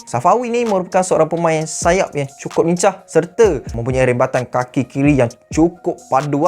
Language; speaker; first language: Malay; native; Malay